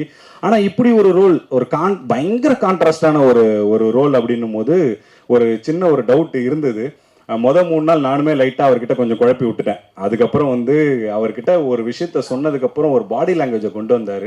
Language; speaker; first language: Tamil; native; Tamil